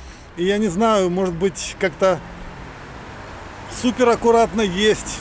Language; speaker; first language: Russian; native; Russian